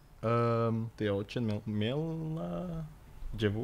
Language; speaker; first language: Russian; non-native, learner; Indonesian